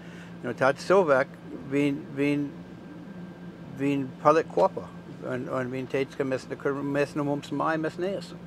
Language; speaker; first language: Latvian; early bilingual, heritage; English